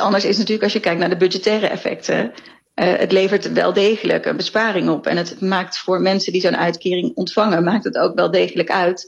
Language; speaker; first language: Dutch; native; Dutch